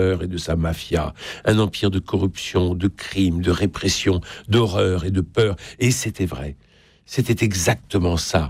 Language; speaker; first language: French; native; French